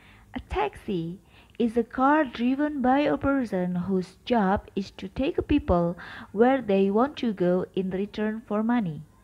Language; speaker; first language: English; non-native, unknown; Indonesian